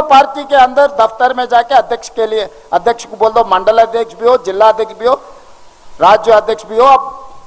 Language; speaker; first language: Hindi; non-native, local second language; Telugu